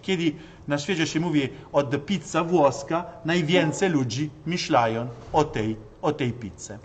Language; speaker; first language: Polish; non-native, learner; Italian